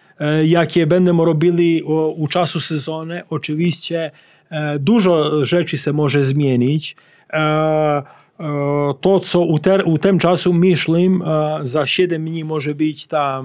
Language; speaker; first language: Polish; non-native, learner; Serbian